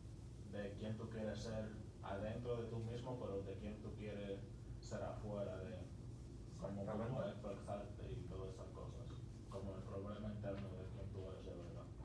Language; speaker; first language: Spanish; early bilingual, other home language; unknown